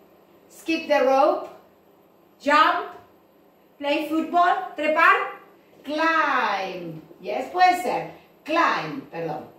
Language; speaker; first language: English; non-native, fluent; Spanish